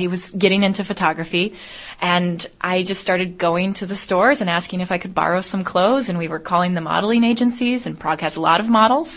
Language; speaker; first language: English; native; English